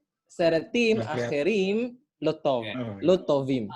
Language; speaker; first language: Hebrew; non-native, learner; Indonesian